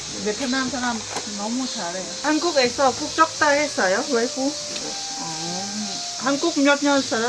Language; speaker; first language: Korean; non-native, learner; Lao